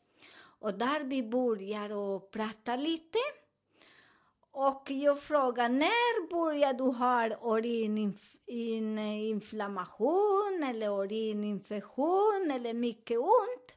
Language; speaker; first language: Swedish; non-native, fluent; Spanish